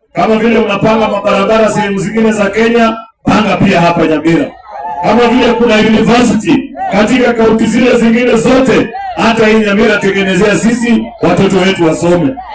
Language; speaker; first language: Swahili; non-native, local second language; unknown